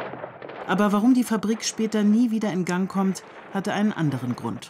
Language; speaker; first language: German; native; German